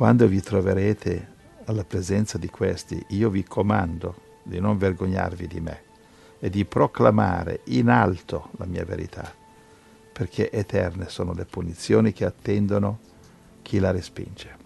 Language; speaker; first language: Italian; native; Italian